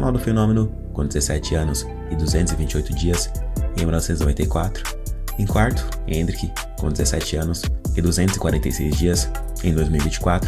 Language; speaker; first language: Portuguese; native; Portuguese